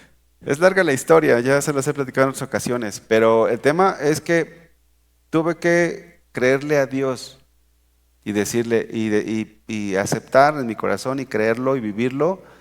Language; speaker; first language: Spanish; native; Spanish